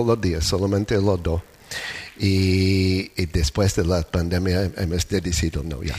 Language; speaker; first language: Spanish; non-native, fluent; English